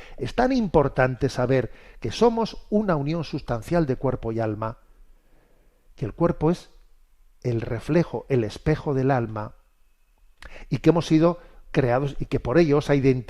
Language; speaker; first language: Spanish; native; Spanish